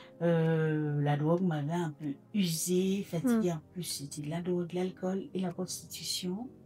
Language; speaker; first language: French; native; French